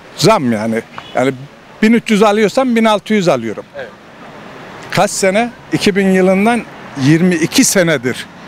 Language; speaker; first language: Turkish; native; Turkish